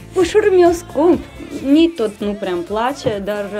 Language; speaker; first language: Romanian; non-native, local second language; Russian